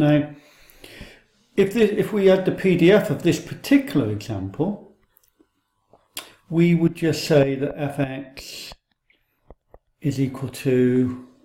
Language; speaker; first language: English; native; English